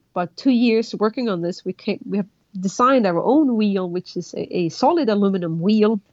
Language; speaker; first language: English; non-native, fluent; Swedish